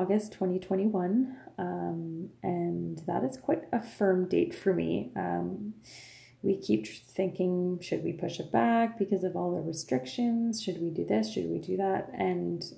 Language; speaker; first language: English; non-native, fluent; French